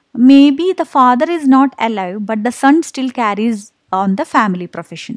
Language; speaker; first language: English; non-native, local second language; Malayalam